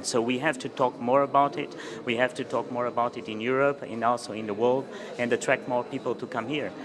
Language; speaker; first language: English; non-native, fluent; Portuguese